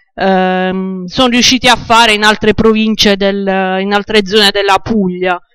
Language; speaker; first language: Italian; native; Italian